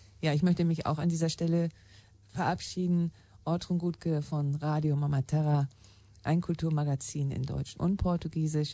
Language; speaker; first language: German; native; German